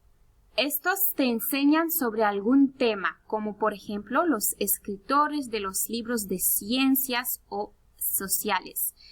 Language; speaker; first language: Spanish; early bilingual, heritage; Spanish